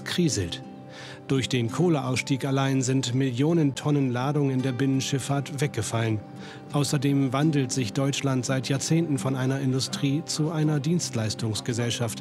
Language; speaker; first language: German; native; German